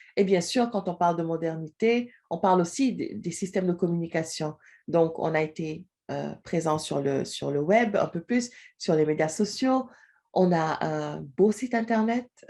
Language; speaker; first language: French; non-native, local second language; Wolof